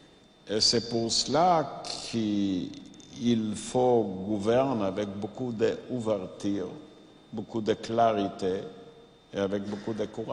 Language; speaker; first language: French; non-native, fluent; Yiddish